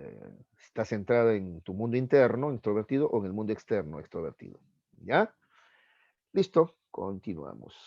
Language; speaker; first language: Spanish; native; Spanish